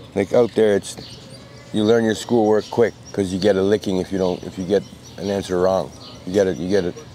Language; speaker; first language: English; native; English